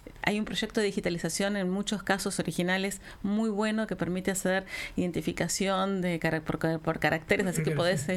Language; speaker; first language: Spanish; native; Spanish